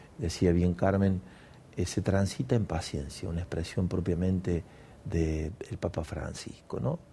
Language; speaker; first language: Spanish; native; Spanish